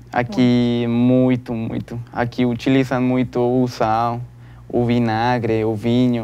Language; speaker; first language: Portuguese; non-native, learner; Spanish